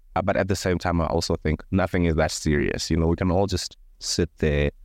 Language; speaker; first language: English; non-native, local second language; Venda